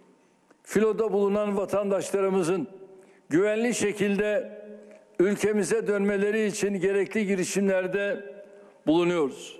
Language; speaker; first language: Turkish; native; Turkish